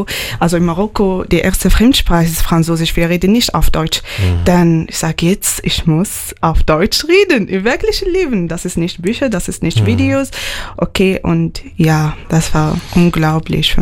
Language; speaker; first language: German; non-native, learner; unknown